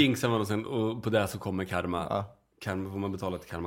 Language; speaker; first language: Swedish; native; Swedish